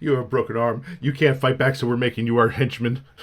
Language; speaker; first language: English; native; English